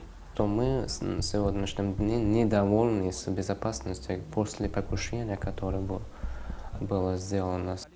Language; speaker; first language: Russian; non-native, local second language; Uzbek